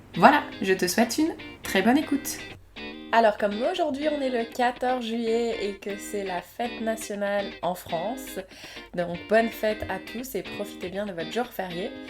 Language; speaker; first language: French; native; French